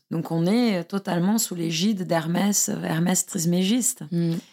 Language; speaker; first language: French; non-native, fluent; Portuguese